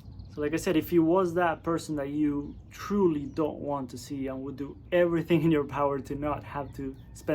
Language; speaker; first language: English; native; English